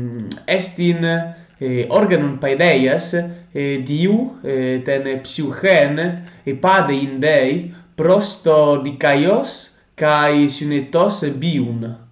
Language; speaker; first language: Greek; non-native, learner; Italian